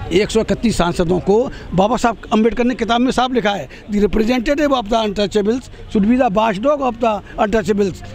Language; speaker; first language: Hindi; native; Hindi